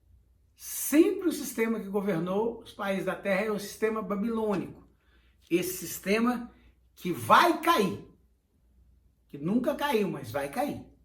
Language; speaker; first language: Portuguese; native; Portuguese